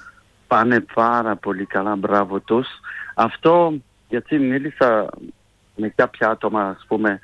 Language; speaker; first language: Greek; non-native, fluent; French